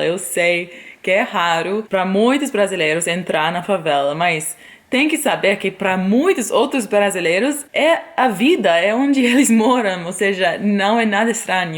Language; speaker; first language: Portuguese; non-native, fluent; English